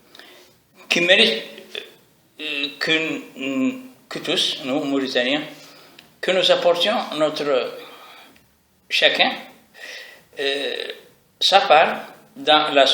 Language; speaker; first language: French; non-native, local second language; Arabic